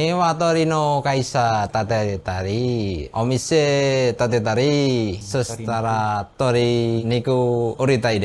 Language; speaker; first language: Japanese; non-native, learner; Indonesian